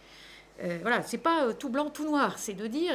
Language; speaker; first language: French; native; French